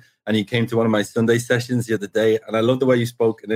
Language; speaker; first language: English; native; English